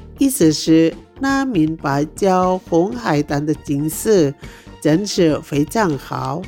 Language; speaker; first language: Chinese; non-native, fluent; Indonesian